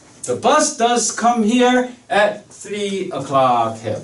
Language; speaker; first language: English; non-native, fluent; Korean